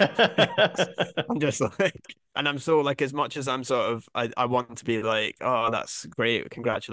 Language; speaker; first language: English; native; English